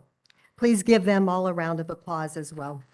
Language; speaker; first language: English; native; English